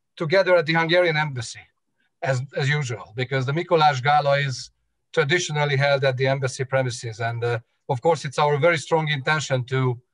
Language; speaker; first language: English; non-native, fluent; Hungarian